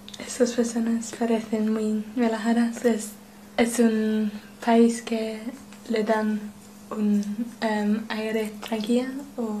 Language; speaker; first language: Spanish; non-native, learner; English